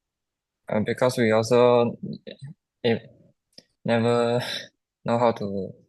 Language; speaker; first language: English; non-native, local second language; Chinese